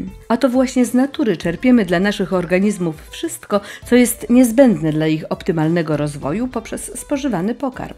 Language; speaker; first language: Polish; native; Polish